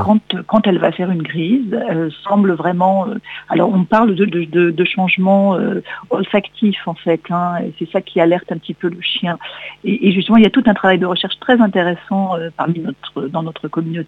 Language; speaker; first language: French; native; French